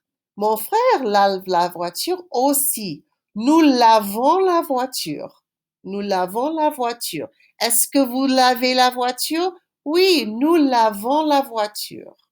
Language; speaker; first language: French; non-native, fluent; English